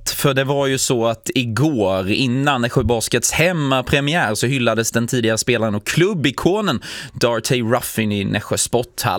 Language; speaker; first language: Swedish; native; Swedish